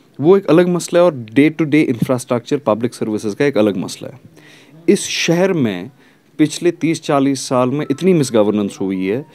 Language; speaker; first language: Hindi; non-native, local second language; Kashmiri